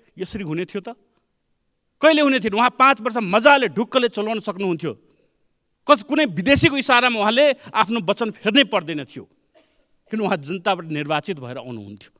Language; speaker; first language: Nepali; non-native, local second language; Maithili